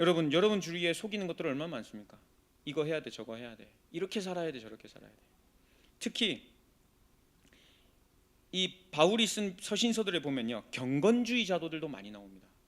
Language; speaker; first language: Korean; native; Korean